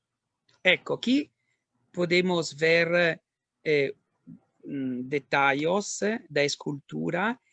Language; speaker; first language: Portuguese; non-native, learner; Italian